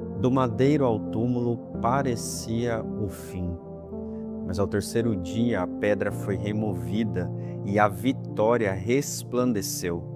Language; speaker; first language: Portuguese; native; Portuguese